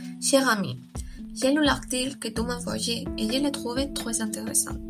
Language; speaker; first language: French; non-native, learner; Spanish